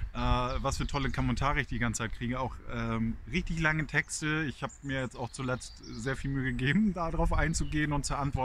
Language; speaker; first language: German; native; German